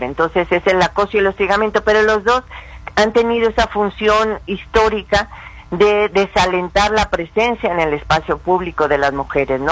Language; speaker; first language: Spanish; native; Spanish